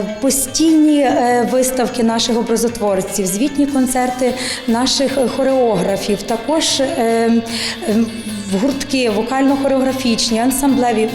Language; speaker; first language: Ukrainian; native; Ukrainian